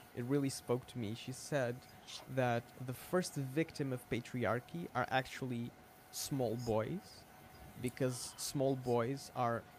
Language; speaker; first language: English; non-native, fluent; Portuguese